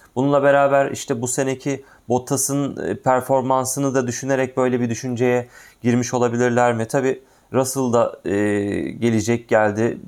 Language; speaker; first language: Turkish; native; Turkish